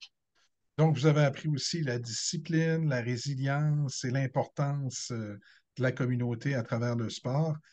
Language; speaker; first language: French; native; French